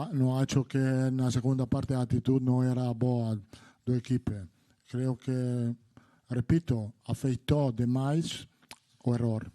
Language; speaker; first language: Portuguese; non-native, learner; Italian